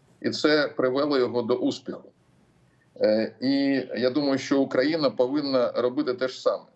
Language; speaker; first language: Ukrainian; non-native, local second language; Russian